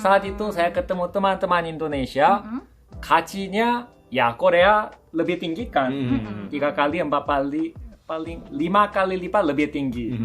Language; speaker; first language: Indonesian; non-native, fluent; Korean